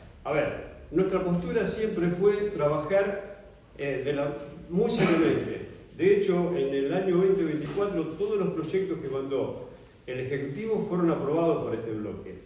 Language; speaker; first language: Spanish; native; Spanish